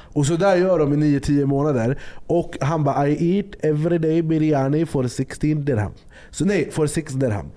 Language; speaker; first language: Swedish; native; Swedish